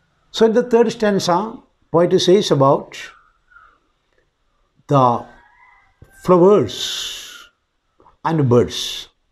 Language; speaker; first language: English; non-native, local second language; Malayalam